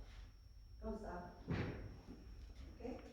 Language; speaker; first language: French; non-native, fluent; Vietnamese